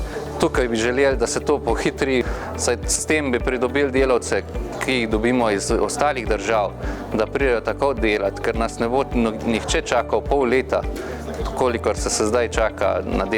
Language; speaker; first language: Slovenian; native; Slovenian